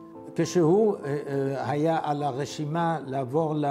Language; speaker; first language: Hebrew; non-native, fluent; Dutch